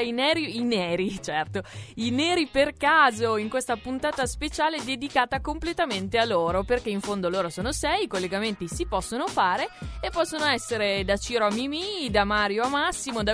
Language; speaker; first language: Italian; native; Italian